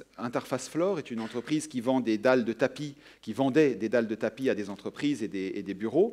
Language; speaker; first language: French; native; French